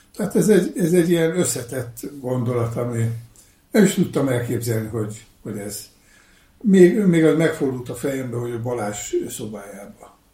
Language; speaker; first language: Hungarian; native; Hungarian